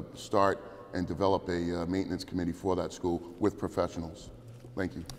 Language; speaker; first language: English; native; English